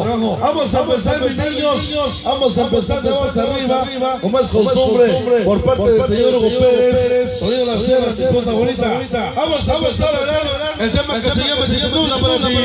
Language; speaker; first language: Spanish; native; Spanish